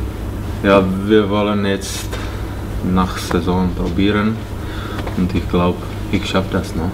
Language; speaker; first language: German; non-native, learner; Czech